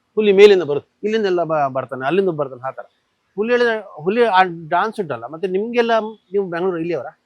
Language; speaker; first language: Kannada; non-native, local second language; Tulu